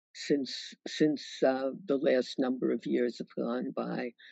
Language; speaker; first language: English; native; English